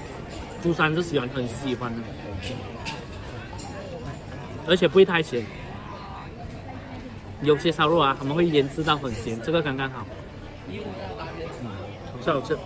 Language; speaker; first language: Chinese; native; Chinese